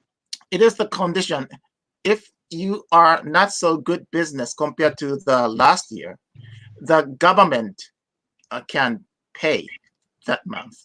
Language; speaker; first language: English; non-native, fluent; Japanese